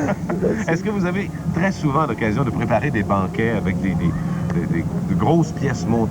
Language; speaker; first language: French; native; French